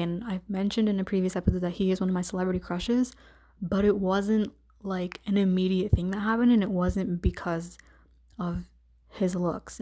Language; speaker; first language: English; native; English